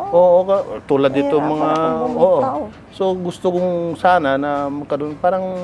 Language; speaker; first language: Filipino; non-native, local second language; Hiligaynon